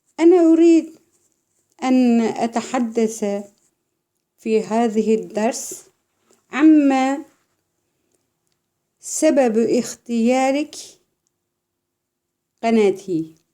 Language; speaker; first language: Arabic; non-native, fluent; Turkish